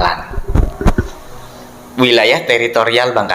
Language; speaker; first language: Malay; non-native, local second language; Madurese